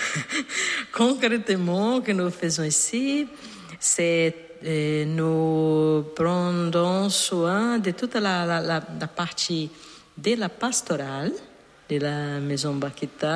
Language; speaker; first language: French; non-native, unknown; Portuguese